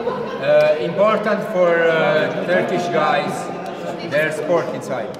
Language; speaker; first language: English; non-native, fluent; Italian